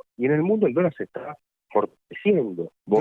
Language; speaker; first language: Spanish; native; Spanish